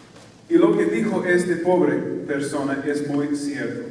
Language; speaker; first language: Spanish; non-native, fluent; English